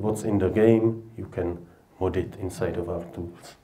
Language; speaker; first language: English; non-native, fluent; Czech